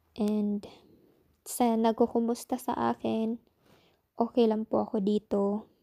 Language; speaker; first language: Filipino; non-native, local second language; Cebuano